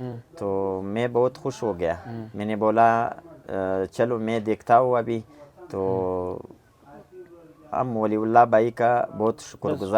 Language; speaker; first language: Hindi; non-native, local second language; Pashto